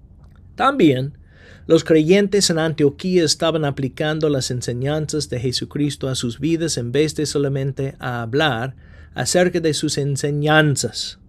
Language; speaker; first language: Spanish; non-native, fluent; English